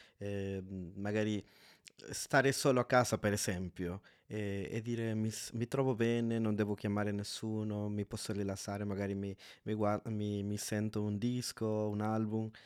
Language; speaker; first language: Italian; non-native, fluent; Spanish